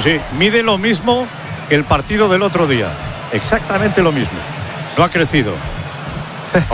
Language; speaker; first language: Spanish; native; Spanish